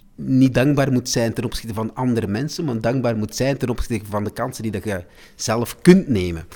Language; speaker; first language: Dutch; native; Dutch